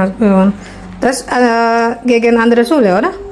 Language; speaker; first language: German; non-native, learner; Indonesian